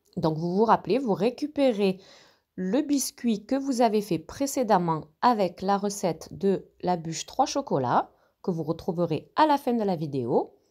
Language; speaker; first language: French; native; French